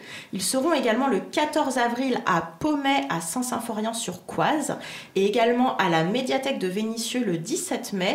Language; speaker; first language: French; native; French